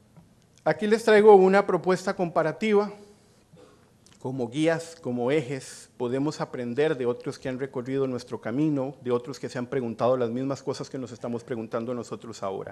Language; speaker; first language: Spanish; native; Spanish